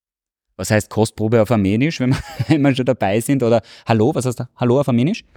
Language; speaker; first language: German; native; German